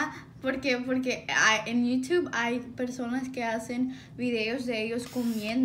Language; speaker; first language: Spanish; early bilingual, heritage; Spanish